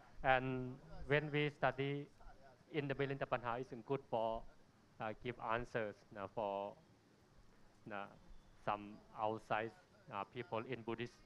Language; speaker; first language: English; non-native, learner; Thai